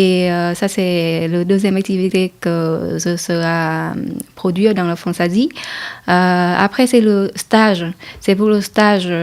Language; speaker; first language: French; non-native, learner; Vietnamese